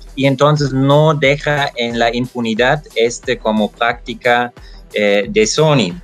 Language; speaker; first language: Spanish; non-native, fluent; German